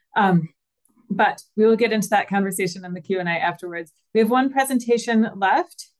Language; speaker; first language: English; native; English